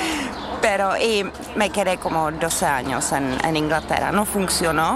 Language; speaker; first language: Spanish; non-native, fluent; Czech